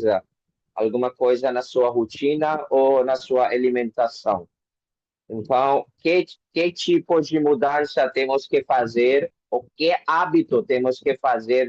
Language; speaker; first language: Portuguese; non-native, learner; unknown